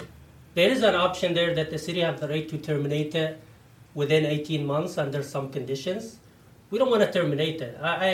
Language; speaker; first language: English; non-native, fluent; Arabic